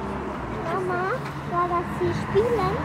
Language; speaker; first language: German; early bilingual, other home language; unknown